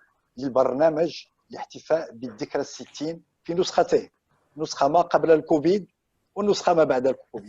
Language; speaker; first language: Arabic; native; Arabic